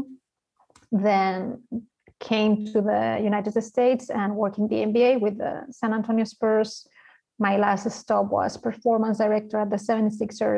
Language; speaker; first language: English; non-native, fluent; Spanish